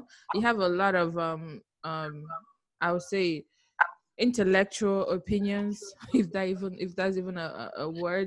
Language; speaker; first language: English; non-native, local second language; Igbo